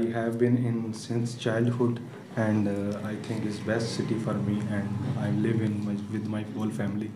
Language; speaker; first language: English; non-native, learner; Punjabi